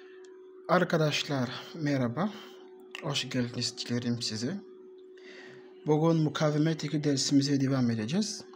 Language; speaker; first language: Turkish; non-native, learner; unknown